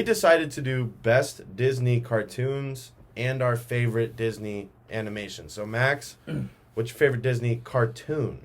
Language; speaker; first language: English; native; English